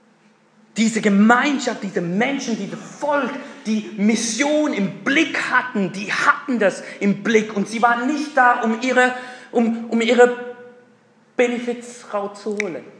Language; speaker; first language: German; non-native, fluent; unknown